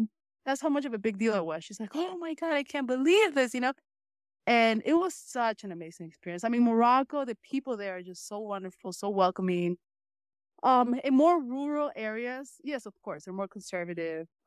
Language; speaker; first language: English; early bilingual, other home language; Spanish